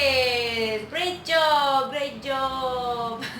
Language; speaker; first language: English; non-native, learner; Spanish